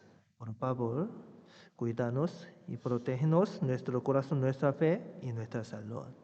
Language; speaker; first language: Spanish; non-native, fluent; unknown